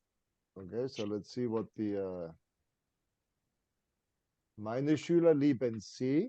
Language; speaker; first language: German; non-native, fluent; English